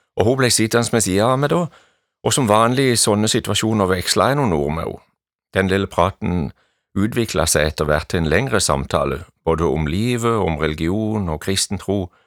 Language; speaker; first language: Norwegian; native; Norwegian